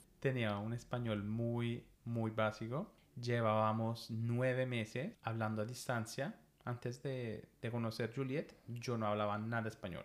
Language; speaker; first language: Spanish; non-native, fluent; Italian